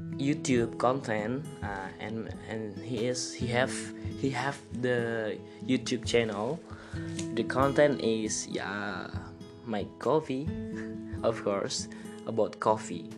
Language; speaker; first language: English; non-native, learner; Indonesian